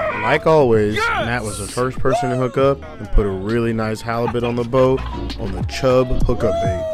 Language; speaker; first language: English; native; English